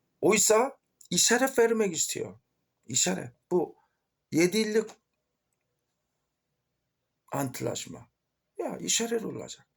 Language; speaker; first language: Turkish; non-native, fluent; Korean